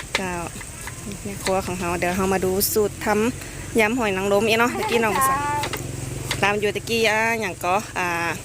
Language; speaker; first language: Thai; native; Thai